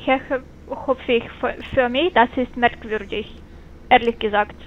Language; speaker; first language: German; non-native, fluent; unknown